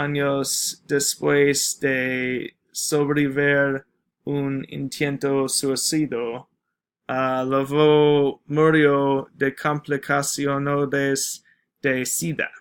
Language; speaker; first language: Spanish; non-native, learner; English